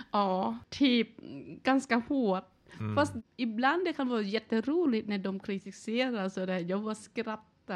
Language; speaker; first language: Swedish; non-native, learner; Thai